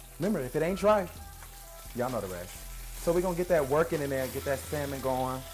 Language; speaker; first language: English; native; English